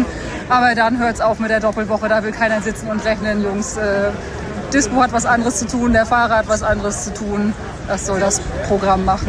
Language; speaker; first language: German; native; German